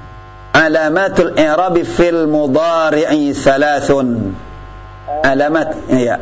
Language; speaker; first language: Arabic; non-native, fluent; Indonesian